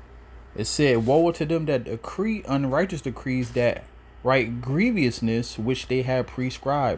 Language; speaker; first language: English; native; English